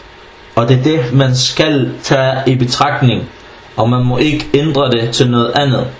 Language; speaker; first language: Danish; early bilingual, other home language; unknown